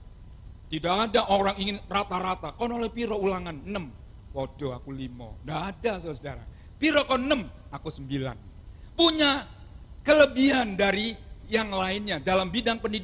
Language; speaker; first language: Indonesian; non-native, local second language; Javanese